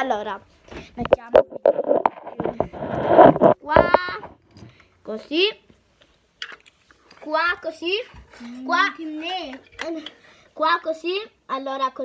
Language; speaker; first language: Italian; early bilingual, heritage; Italian